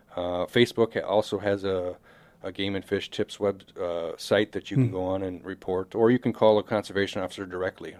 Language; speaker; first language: English; native; English